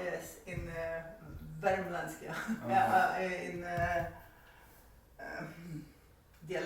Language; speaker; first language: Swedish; native; Swedish